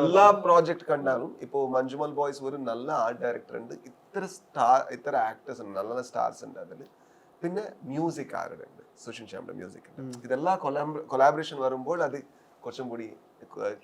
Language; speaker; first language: Malayalam; non-native, learner; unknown